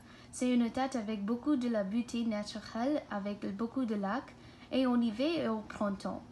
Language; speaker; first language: French; non-native, learner; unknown